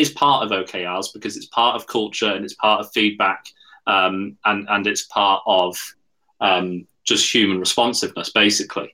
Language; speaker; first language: English; native; English